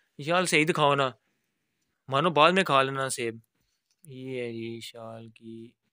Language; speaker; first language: Urdu; non-native, local second language; Punjabi